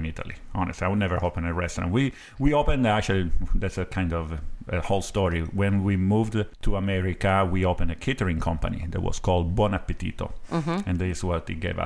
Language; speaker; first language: English; non-native, fluent; Italian